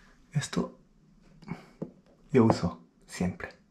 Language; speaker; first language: Spanish; non-native, learner; Japanese